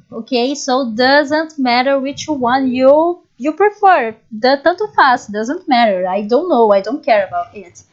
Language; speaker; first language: English; non-native, fluent; Portuguese